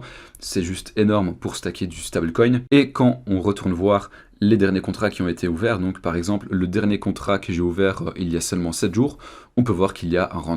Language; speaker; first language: French; native; French